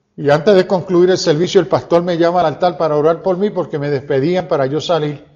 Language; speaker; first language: Spanish; early bilingual, heritage; Spanish